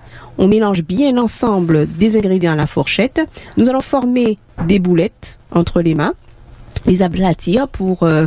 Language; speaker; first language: French; native; French